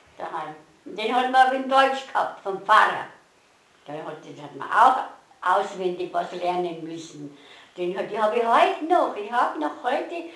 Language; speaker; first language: German; native; German